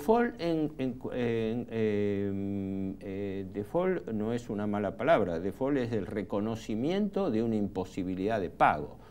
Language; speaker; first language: Spanish; native; Spanish